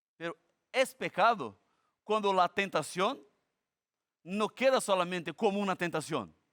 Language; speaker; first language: Spanish; non-native, fluent; Portuguese